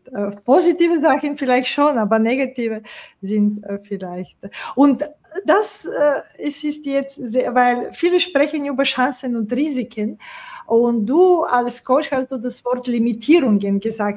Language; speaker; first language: German; non-native, fluent; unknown